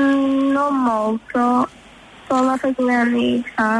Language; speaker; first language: Italian; early bilingual, heritage; Italian